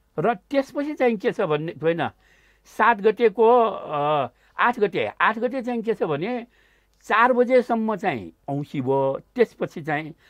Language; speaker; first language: Nepali; non-native, local second language; Newari